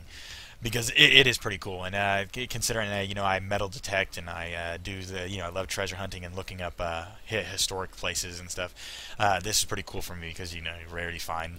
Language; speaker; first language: English; native; English